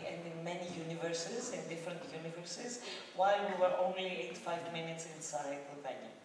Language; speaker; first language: English; non-native, fluent; Greek